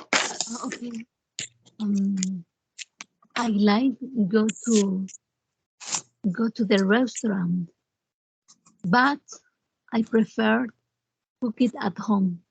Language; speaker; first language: English; non-native, learner; Spanish